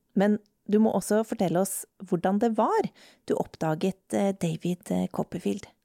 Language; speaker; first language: Norwegian; native; Norwegian